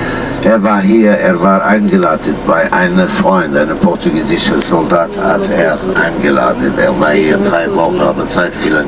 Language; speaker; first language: German; non-native, learner; Portuguese